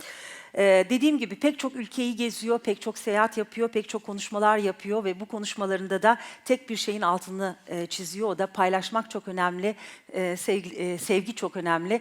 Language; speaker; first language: Turkish; native; Turkish